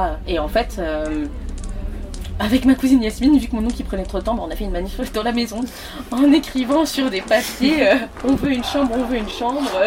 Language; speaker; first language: French; native; French